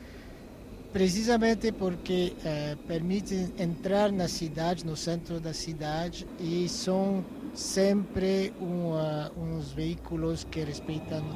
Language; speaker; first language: Portuguese; non-native, fluent; French